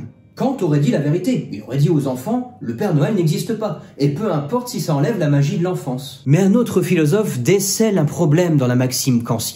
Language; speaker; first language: French; native; French